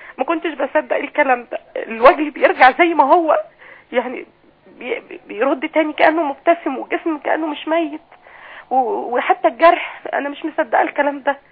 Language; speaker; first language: Arabic; native; Arabic